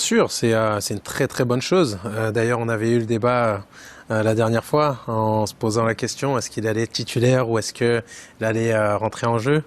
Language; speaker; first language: French; native; French